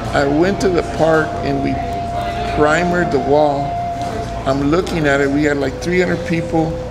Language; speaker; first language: English; early bilingual, other home language; Spanish